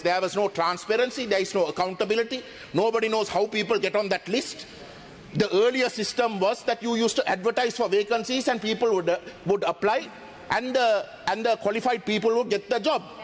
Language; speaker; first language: English; non-native, local second language; Tamil